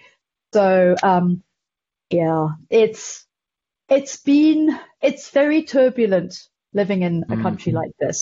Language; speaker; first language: English; native; English